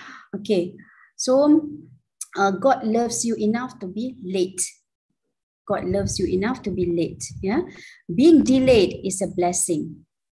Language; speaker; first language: English; non-native, local second language; Malay